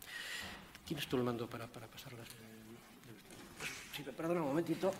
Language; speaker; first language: Spanish; native; Spanish